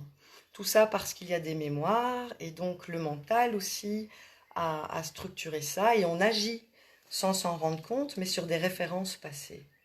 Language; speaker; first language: French; native; French